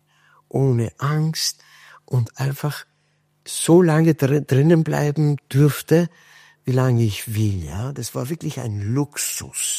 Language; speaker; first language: German; non-native, fluent; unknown